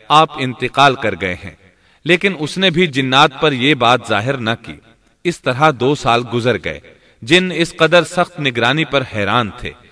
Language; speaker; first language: Urdu; native; Urdu